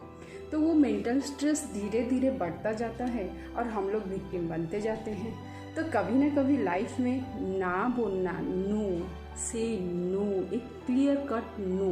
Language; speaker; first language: Hindi; non-native, local second language; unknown